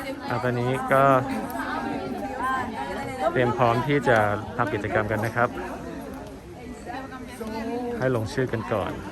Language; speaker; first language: Thai; native; Thai